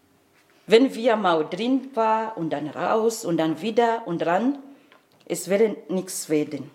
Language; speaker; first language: German; non-native, fluent; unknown